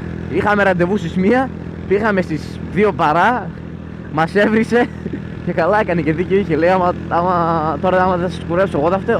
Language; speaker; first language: Greek; native; Greek